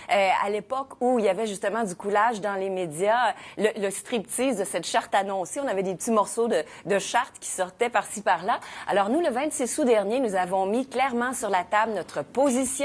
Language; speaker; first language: French; native; French